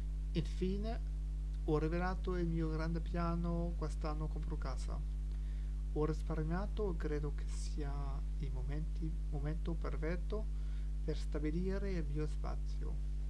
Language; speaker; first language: Italian; non-native, learner; German